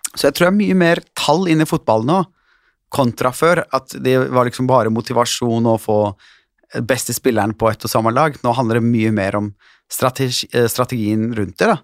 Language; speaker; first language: Norwegian; early bilingual, other home language; Turkish